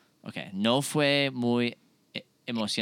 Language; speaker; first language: Spanish; non-native, learner; English